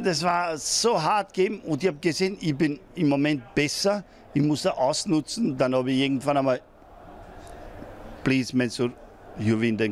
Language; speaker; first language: German; non-native, fluent; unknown